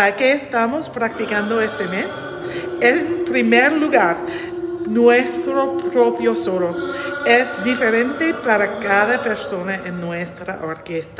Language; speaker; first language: Spanish; non-native, learner; English